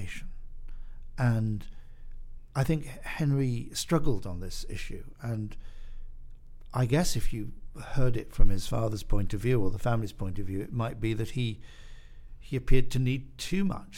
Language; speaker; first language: English; native; English